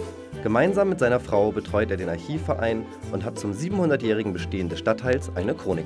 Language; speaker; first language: German; native; German